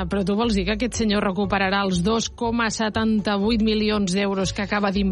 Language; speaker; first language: Catalan; native; Catalan